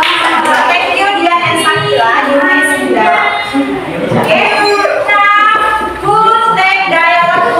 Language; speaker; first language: English; non-native, learner; Indonesian